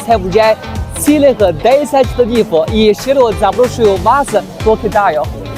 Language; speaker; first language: Ukrainian; non-native, fluent; Chinese